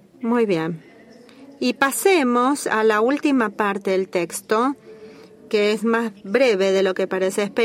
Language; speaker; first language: Spanish; native; Spanish